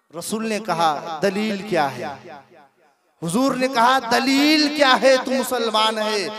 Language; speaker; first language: Urdu; non-native, local second language; Bangla